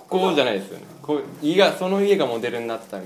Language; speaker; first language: Japanese; native; Japanese